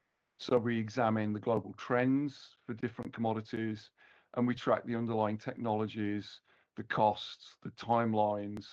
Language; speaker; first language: English; native; English